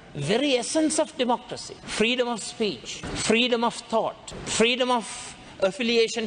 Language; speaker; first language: English; non-native, local second language; Sinhala